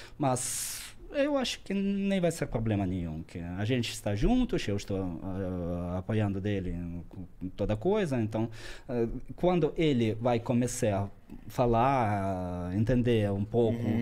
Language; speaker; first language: Portuguese; non-native, fluent; Russian